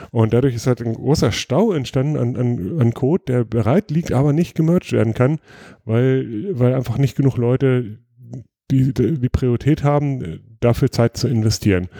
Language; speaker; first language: German; native; German